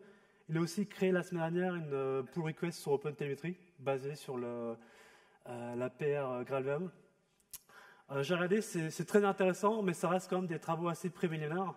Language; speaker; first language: French; native; French